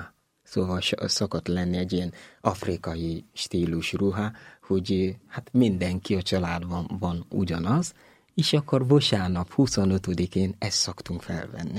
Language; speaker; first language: Hungarian; non-native, learner; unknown